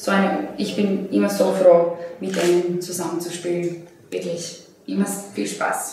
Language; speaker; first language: German; non-native, fluent; Serbian